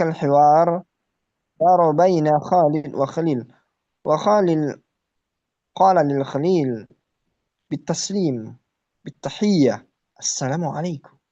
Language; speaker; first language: Arabic; non-native, learner; Indonesian